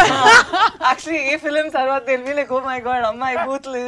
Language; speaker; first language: Telugu; non-native, learner; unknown